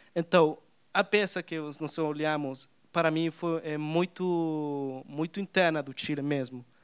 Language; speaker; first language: Portuguese; non-native, learner; Spanish